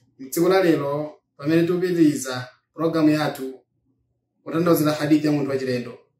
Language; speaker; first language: Nyanja; non-native, local second language; Yao